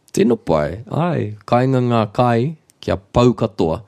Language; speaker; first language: Māori; non-native, local second language; English